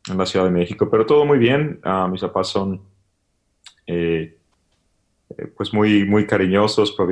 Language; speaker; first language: Spanish; native; Spanish